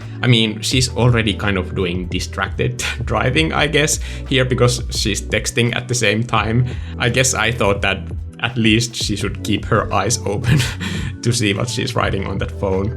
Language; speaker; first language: English; non-native, fluent; Finnish